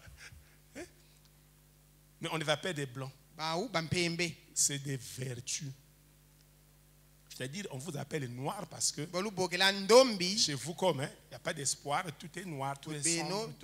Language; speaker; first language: French; native; French